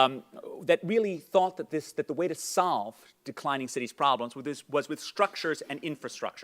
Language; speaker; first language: English; native; English